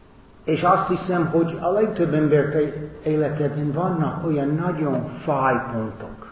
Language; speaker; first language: Hungarian; non-native, learner; English